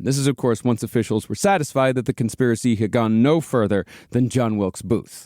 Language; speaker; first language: English; native; English